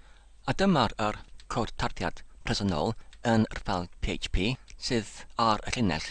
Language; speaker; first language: Welsh; non-native, learner; English